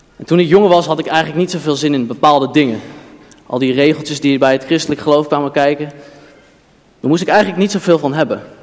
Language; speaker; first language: Dutch; native; Dutch